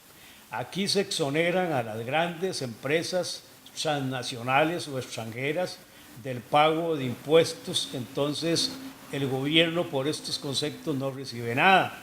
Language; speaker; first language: Spanish; native; Spanish